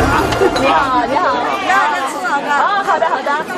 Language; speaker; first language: Chinese; non-native, fluent; Korean